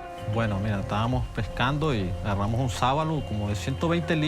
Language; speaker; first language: Spanish; native; Spanish